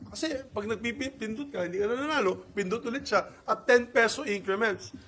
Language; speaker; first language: Filipino; non-native, local second language; Cebuano